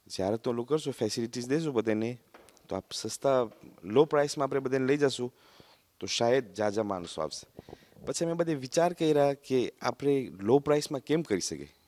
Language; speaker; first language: Gujarati; early bilingual, heritage; Gujarati